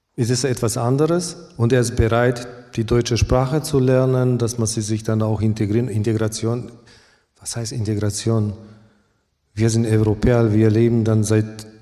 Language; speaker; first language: German; early bilingual, other home language; Romany